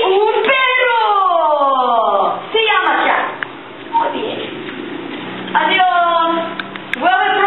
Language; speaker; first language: Spanish; non-native, learner; English